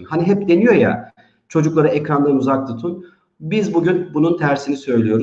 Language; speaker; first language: Turkish; native; Turkish